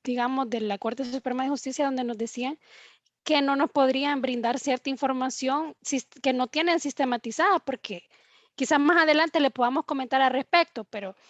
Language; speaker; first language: Spanish; native; Spanish